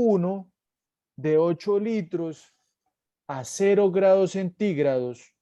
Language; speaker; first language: Spanish; native; Spanish